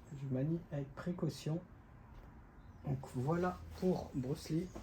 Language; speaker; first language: French; native; French